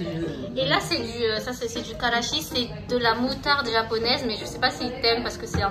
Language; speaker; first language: French; native; French